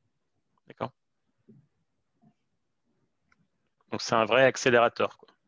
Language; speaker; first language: French; native; French